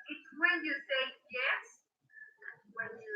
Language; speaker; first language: English; non-native, learner; Spanish